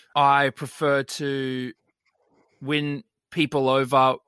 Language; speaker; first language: English; native; English